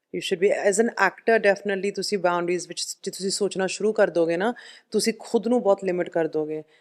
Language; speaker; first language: Punjabi; early bilingual, heritage; Punjabi